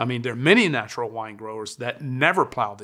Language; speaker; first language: English; native; English